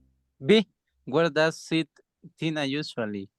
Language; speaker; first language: English; non-native, learner; Spanish